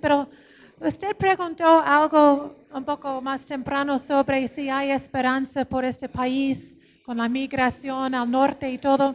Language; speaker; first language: Spanish; non-native, fluent; English